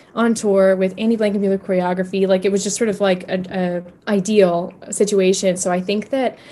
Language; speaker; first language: English; native; English